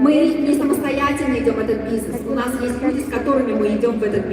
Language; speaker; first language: Russian; native; Russian